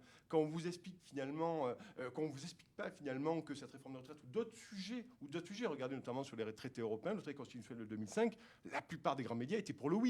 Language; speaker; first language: French; native; French